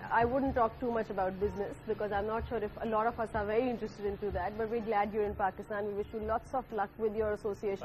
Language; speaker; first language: English; non-native, local second language; Urdu